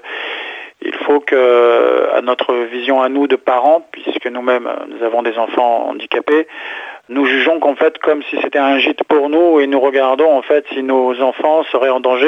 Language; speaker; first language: French; native; French